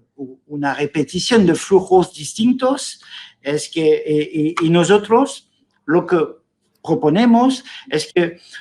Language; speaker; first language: Spanish; non-native, fluent; French